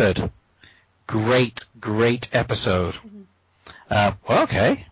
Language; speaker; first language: English; native; English